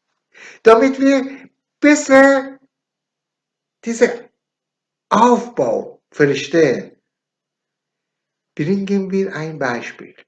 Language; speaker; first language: German; non-native, learner; Persian